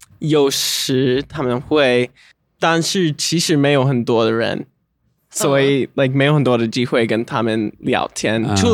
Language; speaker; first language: Chinese; non-native, learner; English